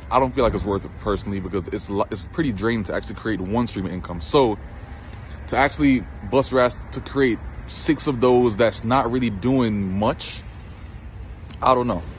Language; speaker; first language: English; native; English